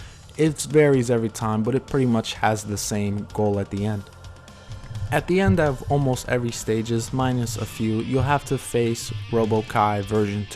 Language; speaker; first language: English; native; English